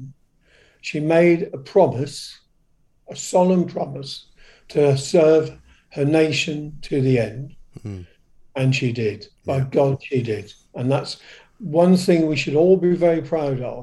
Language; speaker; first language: English; native; English